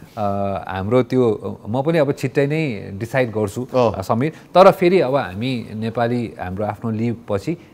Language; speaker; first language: Nepali; native; Nepali